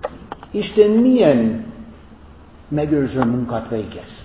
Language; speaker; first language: Hungarian; non-native, fluent; English